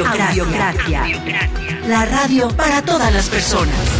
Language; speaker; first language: Spanish; native; Spanish